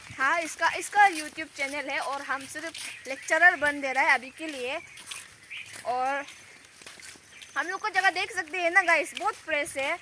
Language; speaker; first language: Hindi; non-native, local second language; Bodo